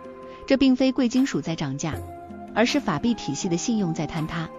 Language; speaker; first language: Chinese; native; Chinese